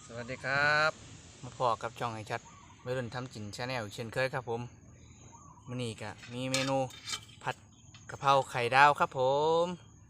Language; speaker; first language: Thai; native; Thai